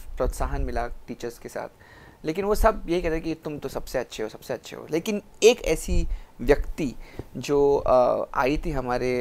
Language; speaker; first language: Hindi; non-native, local second language; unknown